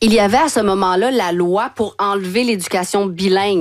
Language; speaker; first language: French; native; French